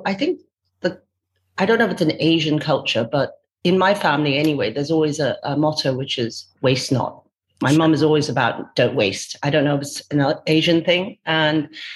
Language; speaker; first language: English; non-native, local second language; Cantonese